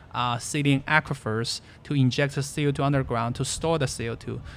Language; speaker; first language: English; non-native, fluent; Chinese